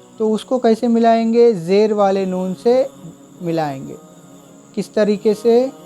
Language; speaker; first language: Urdu; native; Urdu